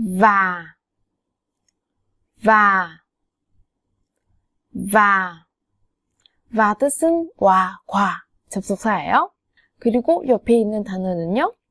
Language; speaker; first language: Korean; non-native, fluent; Vietnamese